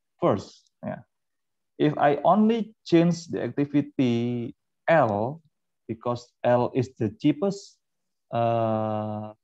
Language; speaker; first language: English; non-native, fluent; Indonesian